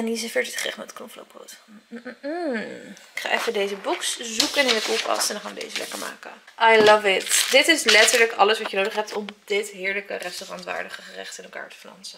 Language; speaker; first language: Dutch; native; Dutch